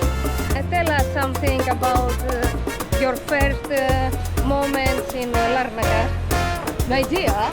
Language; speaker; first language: English; non-native, learner; Greek